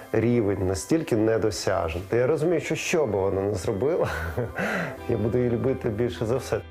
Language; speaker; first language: Ukrainian; native; Ukrainian